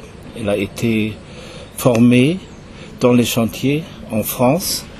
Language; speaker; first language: French; non-native, fluent; German